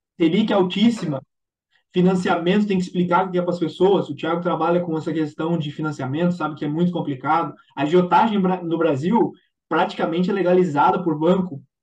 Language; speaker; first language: Portuguese; native; Portuguese